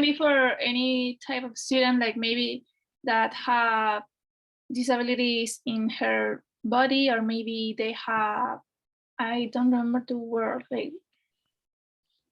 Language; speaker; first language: English; non-native, fluent; Spanish